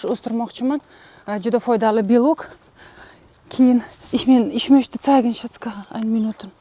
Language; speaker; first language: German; non-native, learner; Uzbek